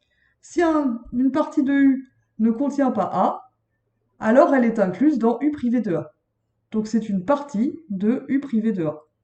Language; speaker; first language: French; native; French